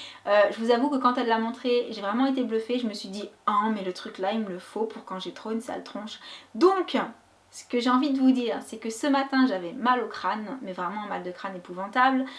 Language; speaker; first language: French; native; French